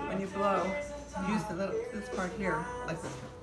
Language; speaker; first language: English; native; English